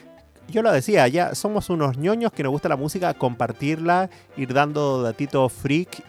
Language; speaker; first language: Spanish; native; Spanish